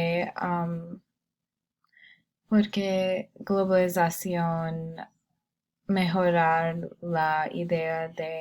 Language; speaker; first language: Spanish; non-native, learner; English